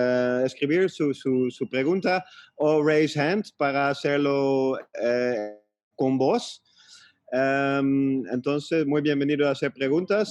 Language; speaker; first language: Spanish; non-native, fluent; Dutch